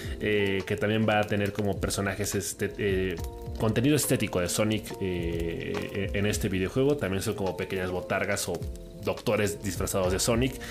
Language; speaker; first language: Spanish; native; Spanish